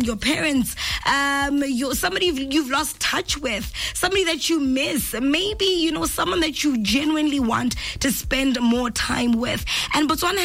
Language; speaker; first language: English; non-native, local second language; Tswana